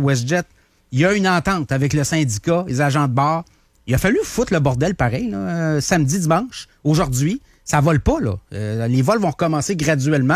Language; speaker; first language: French; native; French